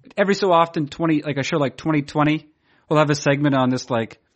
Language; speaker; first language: English; native; English